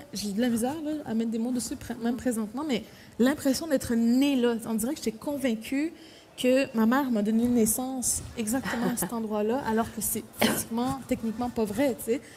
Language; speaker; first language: French; native; French